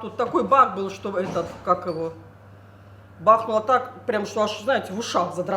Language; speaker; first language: Russian; native; Russian